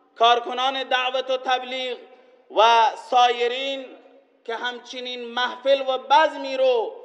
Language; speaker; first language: Persian; non-native, local second language; Baluchi